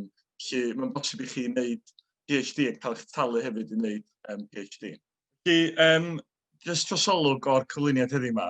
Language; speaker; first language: Welsh; native; Welsh